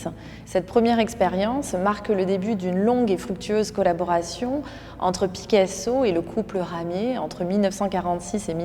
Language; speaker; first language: French; native; French